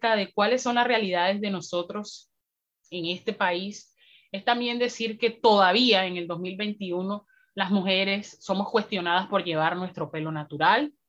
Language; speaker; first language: Spanish; native; Spanish